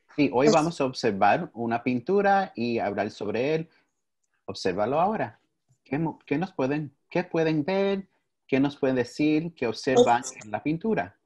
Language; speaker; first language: Spanish; early bilingual, heritage; English